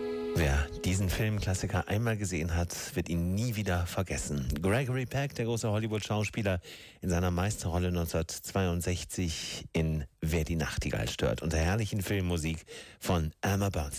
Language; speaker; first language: German; native; German